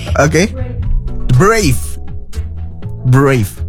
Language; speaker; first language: English; non-native, fluent; Indonesian